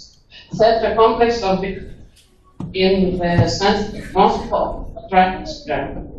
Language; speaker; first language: English; non-native, learner; Russian